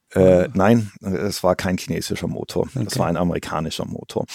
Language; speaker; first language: German; native; German